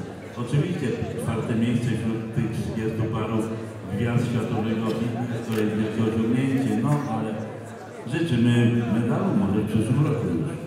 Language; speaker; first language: Polish; native; Polish